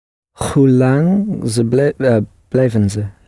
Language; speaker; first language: Dutch; non-native, learner; English